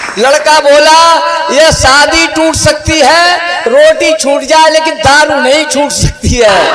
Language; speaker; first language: Hindi; native; Hindi